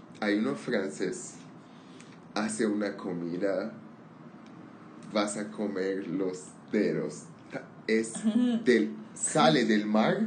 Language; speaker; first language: Spanish; non-native, learner; Armenian